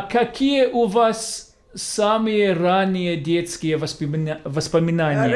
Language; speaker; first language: Russian; non-native, fluent; English